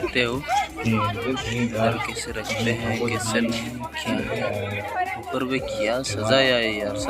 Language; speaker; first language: Hindi; non-native, local second language; Odia